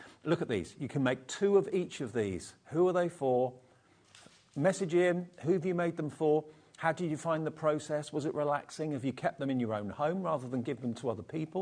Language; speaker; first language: English; native; English